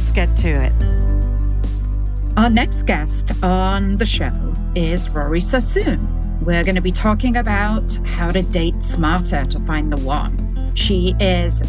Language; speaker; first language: English; native; English